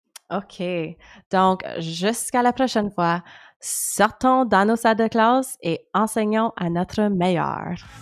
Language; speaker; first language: French; early bilingual, heritage; French